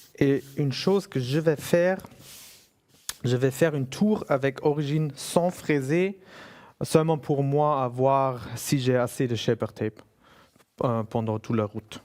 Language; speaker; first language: French; non-native, fluent; German